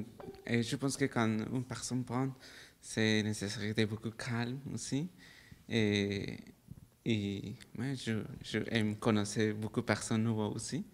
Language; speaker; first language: French; non-native, learner; Spanish